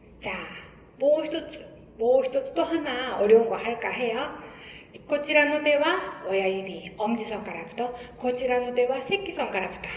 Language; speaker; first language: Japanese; non-native, fluent; Korean